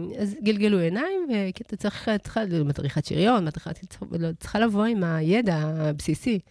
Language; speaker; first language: Hebrew; early bilingual, other home language; Amharic